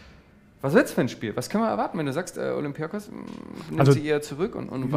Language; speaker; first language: German; native; German